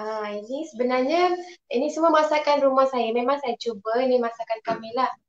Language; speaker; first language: Malay; non-native, local second language; Tamil